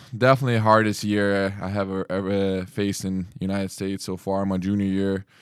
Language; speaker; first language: English; early bilingual, other home language; Lithuanian